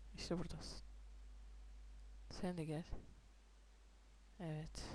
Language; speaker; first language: Turkish; native; Turkish